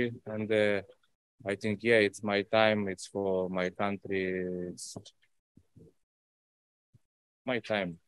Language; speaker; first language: English; non-native, learner; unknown